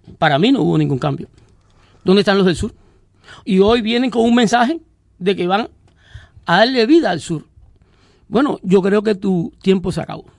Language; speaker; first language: Spanish; native; Spanish